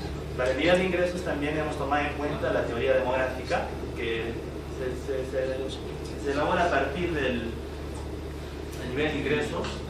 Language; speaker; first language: Spanish; native; Spanish